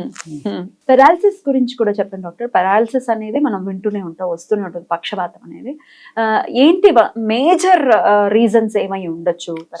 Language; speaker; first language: Telugu; native; Telugu